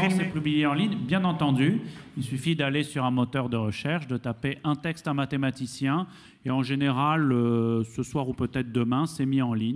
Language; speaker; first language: French; native; French